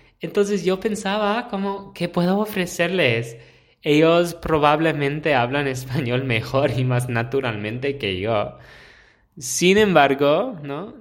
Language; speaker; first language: Spanish; non-native, fluent; English